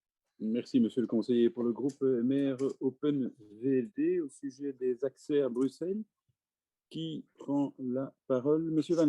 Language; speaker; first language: French; native; French